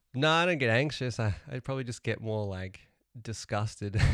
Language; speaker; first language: English; native; English